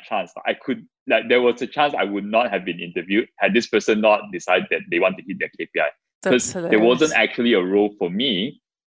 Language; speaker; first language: English; non-native, local second language; Chinese